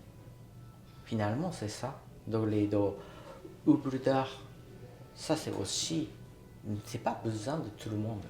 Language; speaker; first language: French; non-native, learner; Japanese